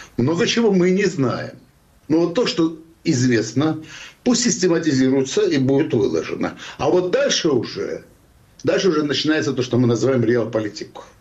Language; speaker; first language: Russian; non-native, local second language; Georgian